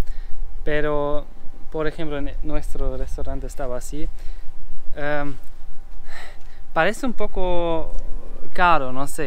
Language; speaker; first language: Spanish; non-native, learner; German